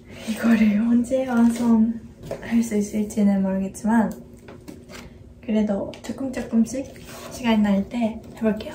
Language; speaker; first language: Korean; non-native, fluent; Japanese